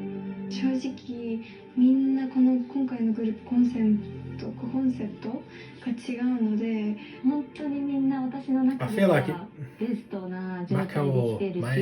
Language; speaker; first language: Japanese; native; Japanese